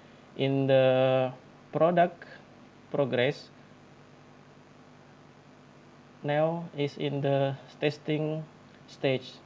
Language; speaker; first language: English; non-native, learner; Indonesian